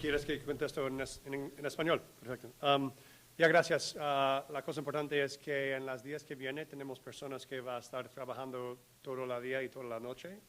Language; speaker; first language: Spanish; non-native, learner; English